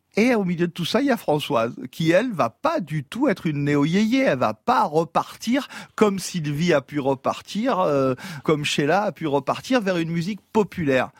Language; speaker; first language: French; native; French